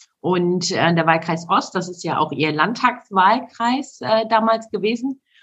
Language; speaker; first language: German; early bilingual, other home language; Turkish